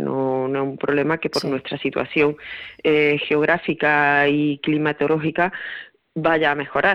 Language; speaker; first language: Spanish; native; Spanish